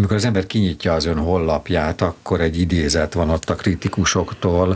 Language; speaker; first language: Hungarian; native; Hungarian